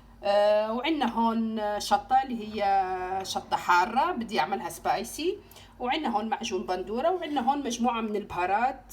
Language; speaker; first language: Arabic; native; Arabic